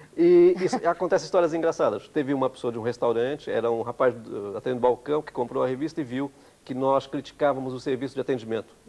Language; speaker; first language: Portuguese; early bilingual, other home language; Italian